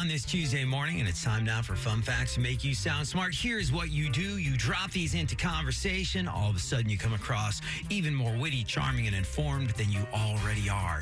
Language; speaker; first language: English; native; English